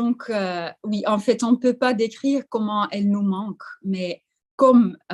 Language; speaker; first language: French; non-native, fluent; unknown